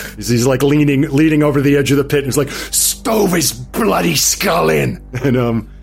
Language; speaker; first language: English; native; English